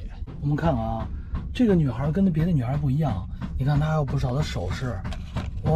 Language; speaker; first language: Chinese; native; Chinese